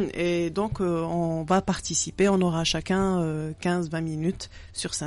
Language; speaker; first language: French; non-native, local second language; Arabic